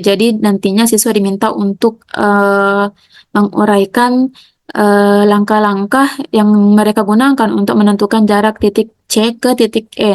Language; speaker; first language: Indonesian; native; Indonesian